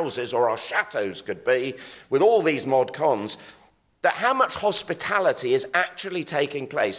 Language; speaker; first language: English; native; English